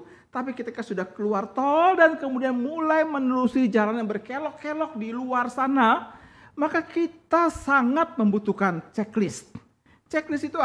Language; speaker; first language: Indonesian; native; Indonesian